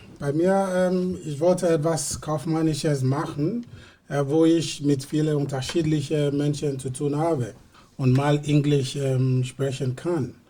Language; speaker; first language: German; non-native, learner; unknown